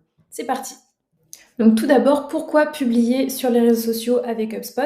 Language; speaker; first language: French; native; French